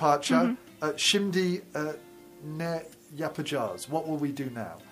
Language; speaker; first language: Turkish; non-native, learner; English